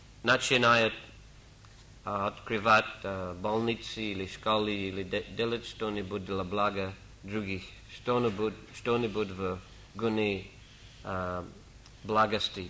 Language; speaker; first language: Russian; non-native, fluent; English